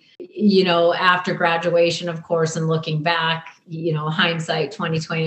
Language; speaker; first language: English; native; English